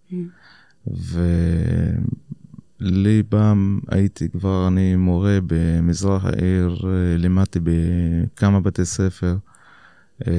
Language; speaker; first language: Hebrew; non-native, local second language; Arabic